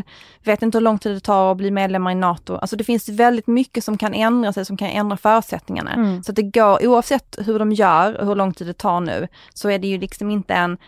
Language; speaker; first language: Swedish; native; Swedish